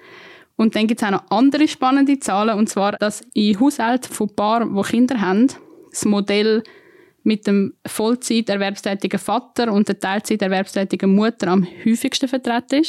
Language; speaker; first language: German; native; German